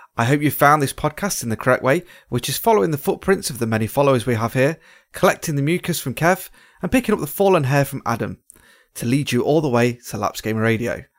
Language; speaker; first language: English; native; English